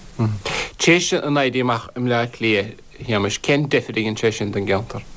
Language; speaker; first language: Irish; native; Irish